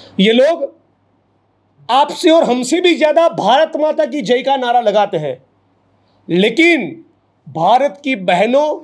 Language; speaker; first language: Hindi; non-native, local second language; Gujarati